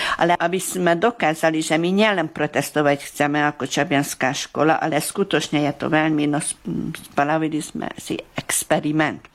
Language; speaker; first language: Slovak; early bilingual, heritage; Slovak